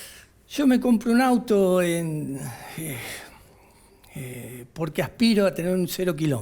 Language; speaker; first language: Spanish; native; Spanish